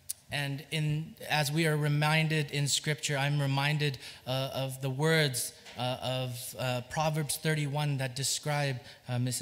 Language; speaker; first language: English; early bilingual, other home language; Vietnamese